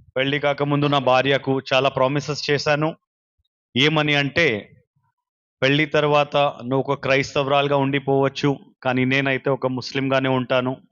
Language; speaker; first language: Telugu; non-native, local second language; Urdu